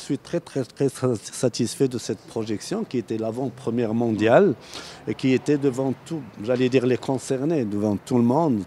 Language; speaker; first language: French; non-native, local second language; Arabic